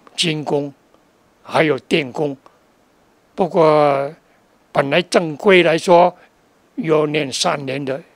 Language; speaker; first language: Chinese; non-native, local second language; Cantonese